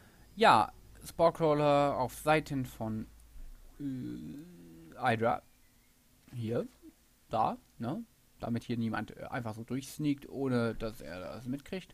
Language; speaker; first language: German; native; German